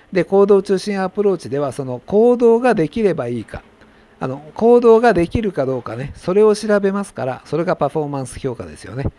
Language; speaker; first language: Japanese; native; Japanese